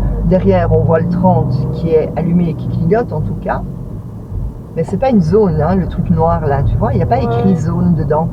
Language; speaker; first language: French; native; French